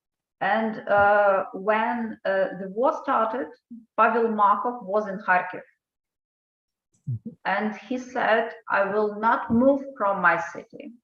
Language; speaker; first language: English; non-native, fluent; Ukrainian